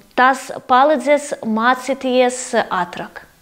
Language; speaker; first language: Latvian; non-native, learner; Ukrainian